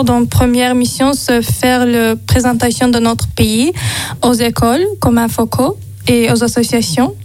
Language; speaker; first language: French; non-native, learner; Azerbaijani